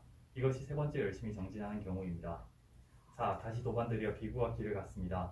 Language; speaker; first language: Korean; native; Korean